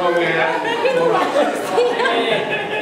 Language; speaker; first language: Finnish; early bilingual, other home language; Russian